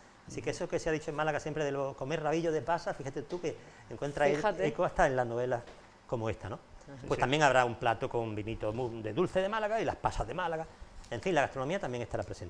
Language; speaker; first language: Spanish; native; Spanish